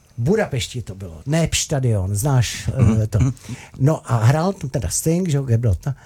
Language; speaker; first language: Czech; native; Czech